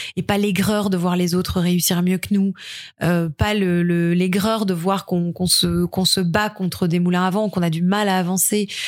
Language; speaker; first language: French; native; French